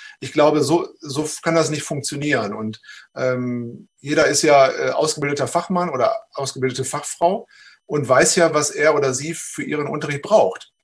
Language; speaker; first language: German; native; German